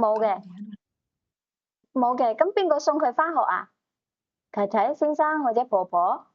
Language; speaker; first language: Cantonese; native; Cantonese